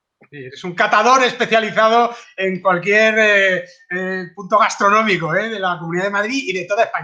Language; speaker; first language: Spanish; native; Spanish